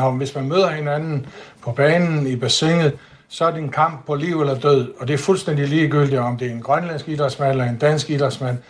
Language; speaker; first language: Danish; non-native, local second language; Faroese